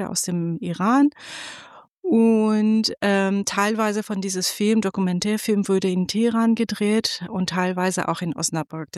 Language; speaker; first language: German; non-native, fluent; Persian